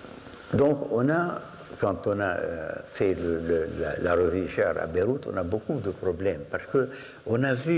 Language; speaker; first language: French; non-native, fluent; Arabic